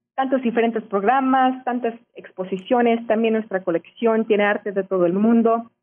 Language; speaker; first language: Spanish; early bilingual, heritage; Spanish